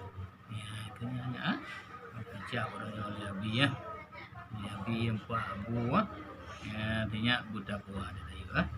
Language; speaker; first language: Indonesian; non-native, local second language; Achinese